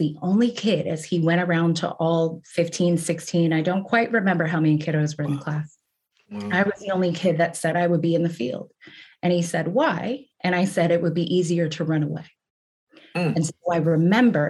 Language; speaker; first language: English; native; English